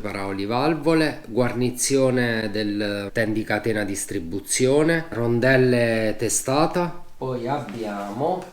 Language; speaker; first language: Italian; native; Italian